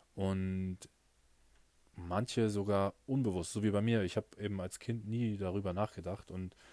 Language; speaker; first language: German; native; German